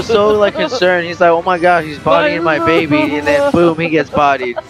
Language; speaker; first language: English; native; English